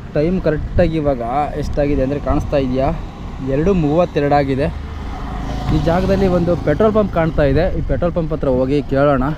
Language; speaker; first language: Kannada; native; Kannada